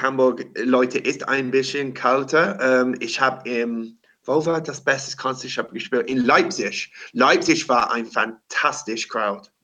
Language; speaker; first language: German; non-native, learner; English